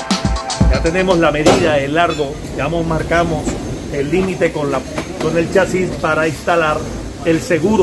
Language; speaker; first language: Spanish; native; Spanish